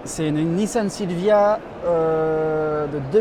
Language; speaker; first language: French; native; French